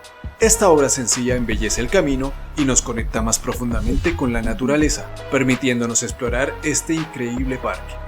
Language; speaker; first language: Spanish; native; Spanish